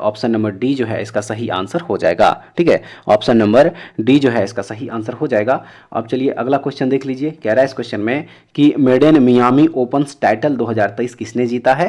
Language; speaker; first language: Hindi; native; Hindi